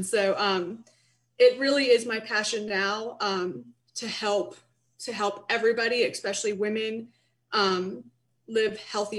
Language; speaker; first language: English; native; English